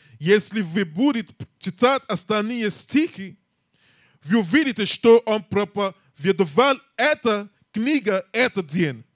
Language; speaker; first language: Russian; non-native, learner; English